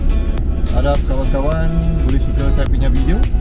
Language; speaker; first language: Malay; non-native, local second language; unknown